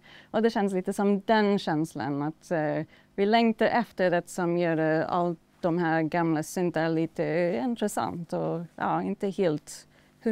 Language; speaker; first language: Swedish; non-native, fluent; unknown